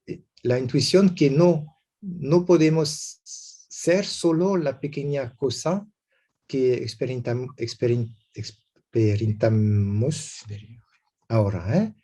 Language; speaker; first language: Spanish; non-native, learner; French